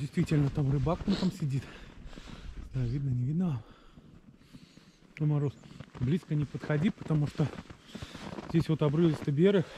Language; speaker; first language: Russian; native; Russian